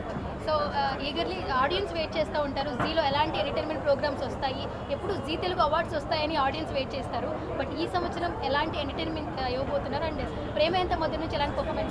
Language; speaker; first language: Telugu; native; Telugu